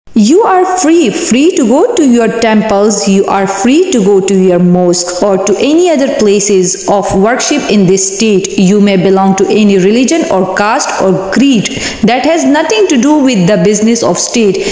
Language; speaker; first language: English; non-native, local second language; Pashto